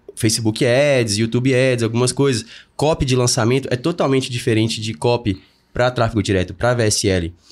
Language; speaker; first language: Portuguese; native; Portuguese